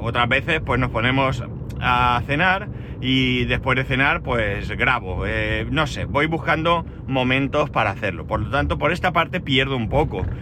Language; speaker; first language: Spanish; native; Spanish